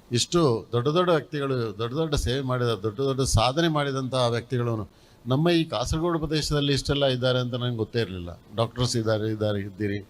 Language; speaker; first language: Kannada; non-native, local second language; Tulu